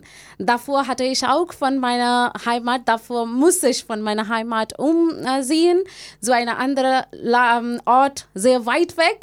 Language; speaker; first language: German; non-native, fluent; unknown